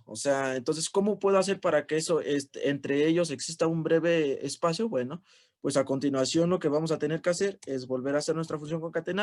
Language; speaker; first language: Spanish; native; Spanish